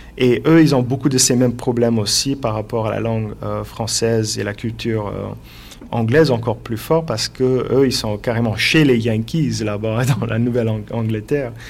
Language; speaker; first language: French; non-native, local second language; English